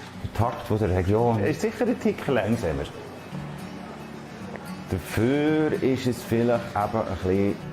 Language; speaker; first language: German; native; German